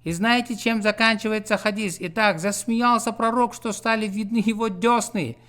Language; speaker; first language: Russian; non-native, local second language; Kyrgyz